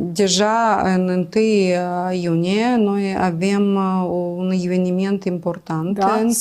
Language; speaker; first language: Romanian; non-native, local second language; Gagauz